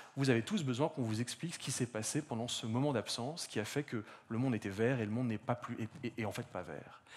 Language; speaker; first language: French; native; French